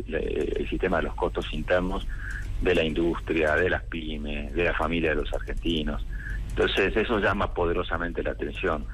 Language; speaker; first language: Spanish; native; Spanish